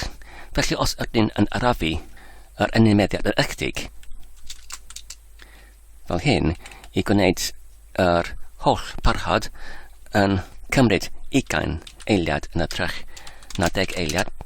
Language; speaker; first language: Welsh; non-native, fluent; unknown